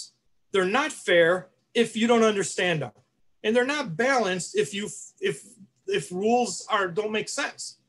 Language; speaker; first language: English; native; English